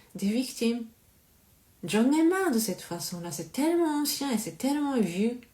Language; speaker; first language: French; non-native, learner; Japanese